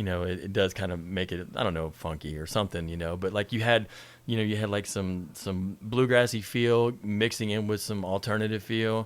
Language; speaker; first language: English; native; English